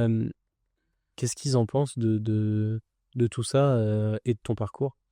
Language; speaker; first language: French; native; French